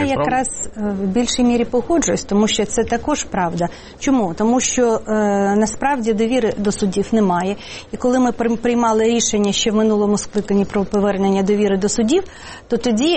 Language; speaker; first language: Ukrainian; native; Ukrainian